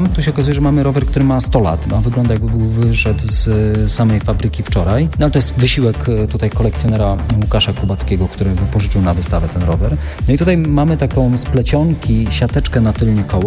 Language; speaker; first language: Polish; native; Polish